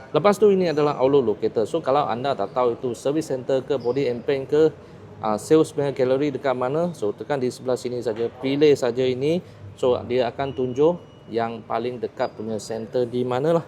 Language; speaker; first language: Malay; non-native, local second language; Chinese